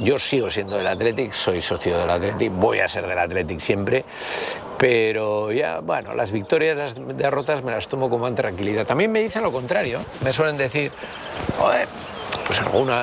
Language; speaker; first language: Spanish; native; Spanish